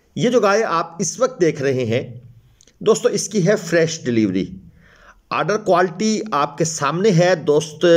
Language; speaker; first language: Urdu; non-native, local second language; Punjabi